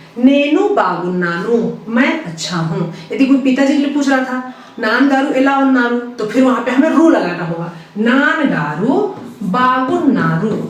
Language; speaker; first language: Hindi; native; Hindi